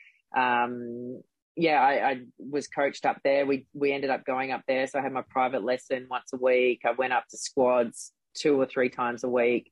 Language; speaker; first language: English; native; English